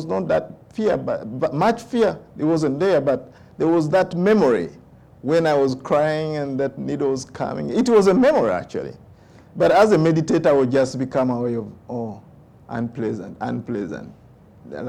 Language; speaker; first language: English; non-native, local second language; Ganda